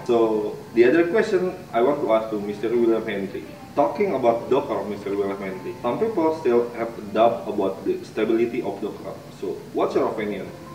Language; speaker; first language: English; non-native, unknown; Indonesian